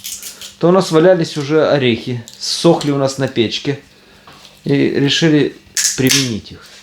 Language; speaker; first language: Russian; native; Russian